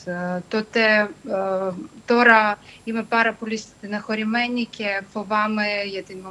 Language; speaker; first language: Greek; non-native, fluent; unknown